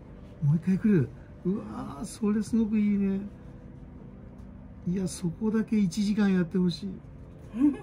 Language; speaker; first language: Japanese; native; Japanese